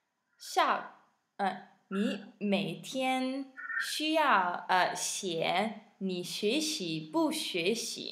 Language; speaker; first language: Chinese; non-native, learner; English